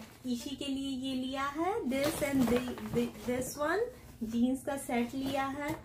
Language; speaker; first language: Hindi; native; Hindi